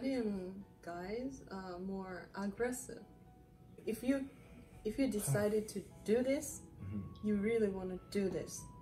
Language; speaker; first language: English; non-native, learner; Japanese